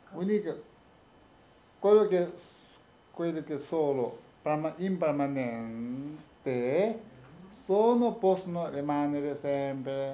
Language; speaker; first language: Italian; non-native, learner; Tibetan